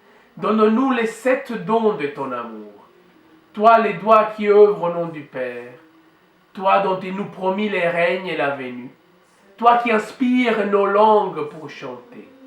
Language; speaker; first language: French; native; French